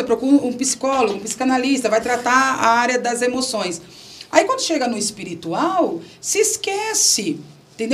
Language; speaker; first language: Portuguese; native; Portuguese